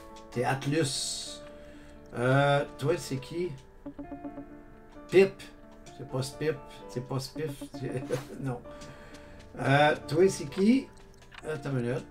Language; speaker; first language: French; native; French